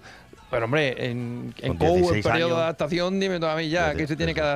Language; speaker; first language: Spanish; native; Spanish